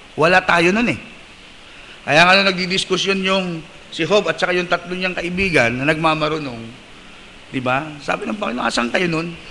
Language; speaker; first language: Filipino; non-native, local second language; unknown